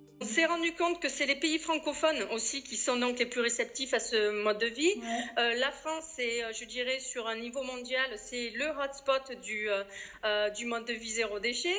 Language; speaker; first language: French; native; French